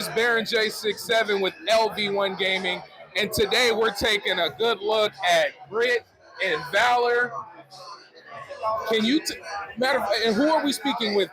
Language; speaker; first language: English; native; English